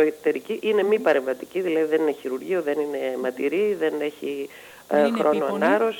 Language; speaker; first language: Greek; native; Greek